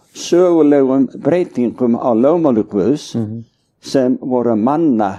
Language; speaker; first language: Icelandic; native; Icelandic